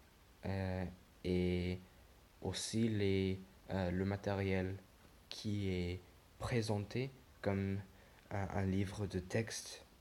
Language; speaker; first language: French; non-native, learner; English